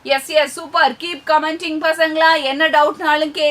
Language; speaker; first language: Tamil; native; Tamil